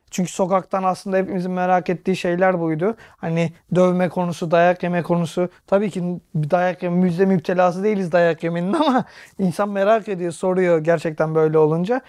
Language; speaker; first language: Turkish; native; Turkish